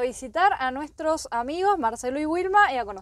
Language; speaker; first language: Spanish; native; Spanish